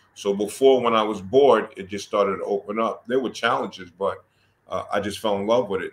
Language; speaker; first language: English; native; English